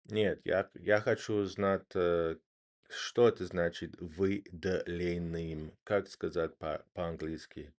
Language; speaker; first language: Russian; non-native, learner; English